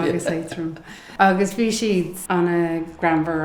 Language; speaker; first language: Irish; non-native, learner; English